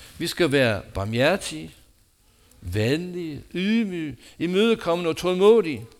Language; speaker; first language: Danish; non-native, fluent; English